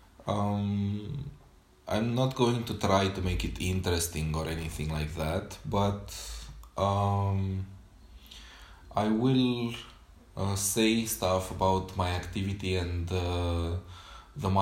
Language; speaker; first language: English; non-native, fluent; Romanian